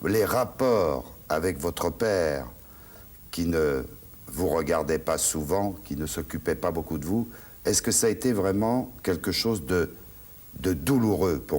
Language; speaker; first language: French; native; French